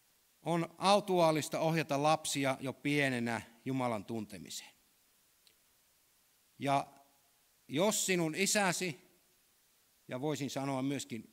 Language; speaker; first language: Finnish; native; Finnish